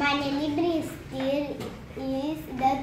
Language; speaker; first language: German; non-native, learner; Hungarian